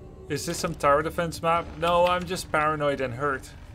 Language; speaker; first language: English; non-native, fluent; Dutch